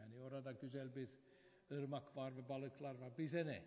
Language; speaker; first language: Turkish; non-native, fluent; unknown